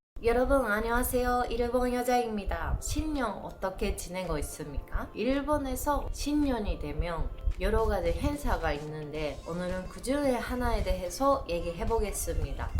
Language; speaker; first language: Korean; non-native, learner; Japanese